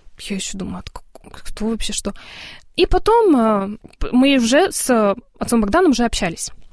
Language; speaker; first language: Russian; early bilingual, heritage; Russian